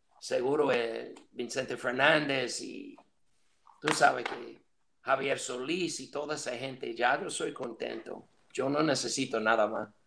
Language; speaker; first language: Spanish; non-native, fluent; English